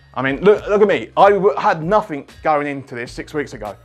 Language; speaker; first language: English; native; English